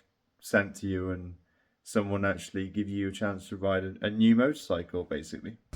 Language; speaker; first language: English; native; English